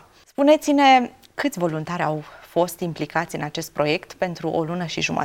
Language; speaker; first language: Romanian; native; Romanian